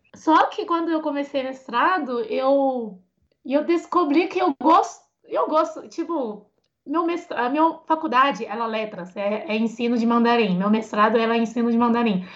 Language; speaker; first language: Portuguese; non-native, fluent; Chinese